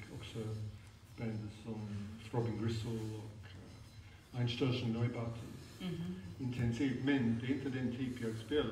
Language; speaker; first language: Swedish; non-native, fluent; English